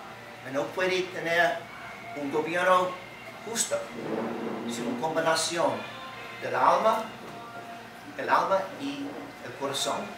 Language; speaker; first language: Spanish; non-native, learner; English